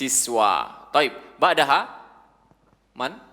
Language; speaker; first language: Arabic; non-native, fluent; Indonesian